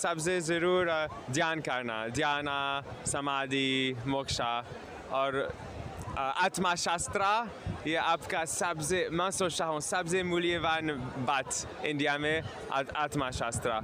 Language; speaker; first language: Hindi; non-native, learner; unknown